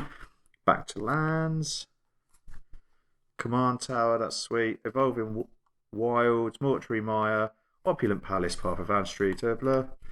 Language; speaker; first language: English; native; English